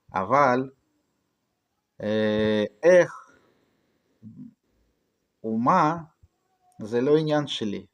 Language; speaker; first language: Hebrew; non-native, fluent; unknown